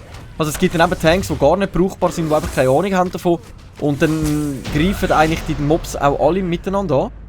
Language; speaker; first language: German; native; German